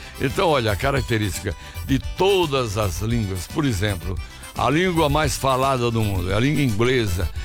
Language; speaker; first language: Portuguese; native; Portuguese